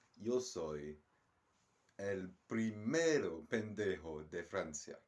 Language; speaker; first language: Spanish; non-native, learner; French